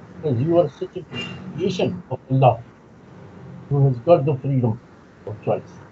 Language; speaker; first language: English; non-native, local second language; Urdu